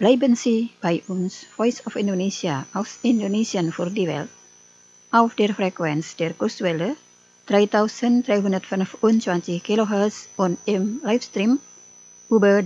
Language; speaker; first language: German; non-native, fluent; Indonesian